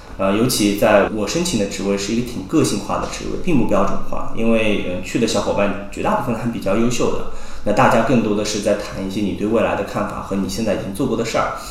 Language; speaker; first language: Chinese; native; Chinese